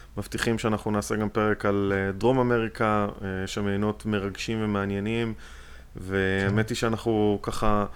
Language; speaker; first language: Hebrew; native; Hebrew